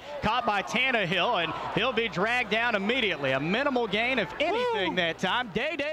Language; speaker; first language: English; native; English